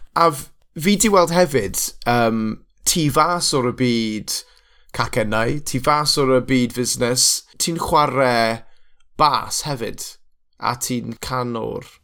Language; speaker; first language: Welsh; non-native, local second language; English